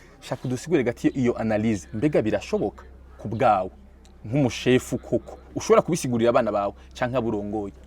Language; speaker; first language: Rundi; native; Rundi